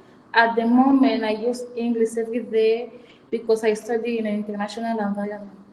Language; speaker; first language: English; non-native, fluent; Fang